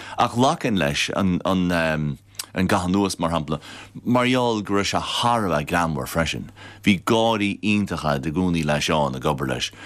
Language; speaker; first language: Irish; native; Irish